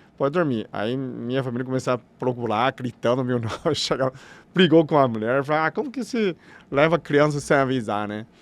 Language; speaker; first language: Portuguese; non-native, fluent; Chinese